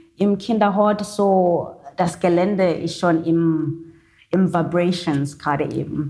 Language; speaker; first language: German; non-native, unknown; Xhosa